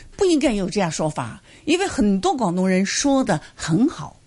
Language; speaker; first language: Chinese; non-native, local second language; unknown